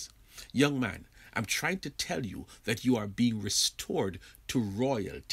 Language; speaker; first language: English; native; English